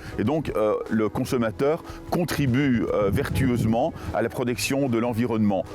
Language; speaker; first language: French; native; French